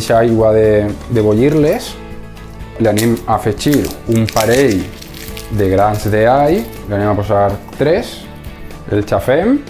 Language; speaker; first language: Catalan; non-native, local second language; Spanish